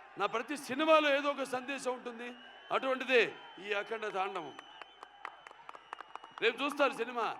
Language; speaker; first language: Telugu; native; Telugu